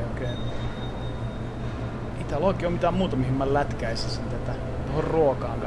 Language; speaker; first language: Finnish; native; Finnish